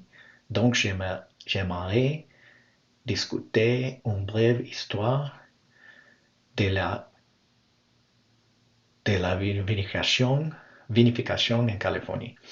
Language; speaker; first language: French; non-native, learner; English